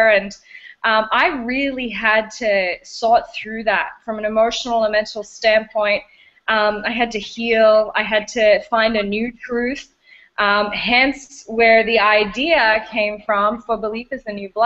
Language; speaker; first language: English; native; English